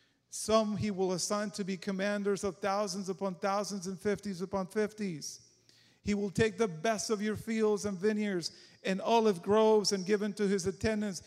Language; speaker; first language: English; non-native, fluent; Spanish